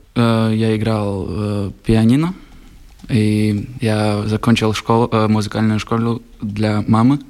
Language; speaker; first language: Russian; non-native, local second language; Latvian